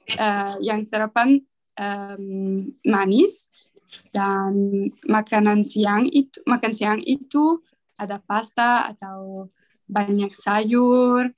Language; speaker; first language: Indonesian; non-native, learner; Italian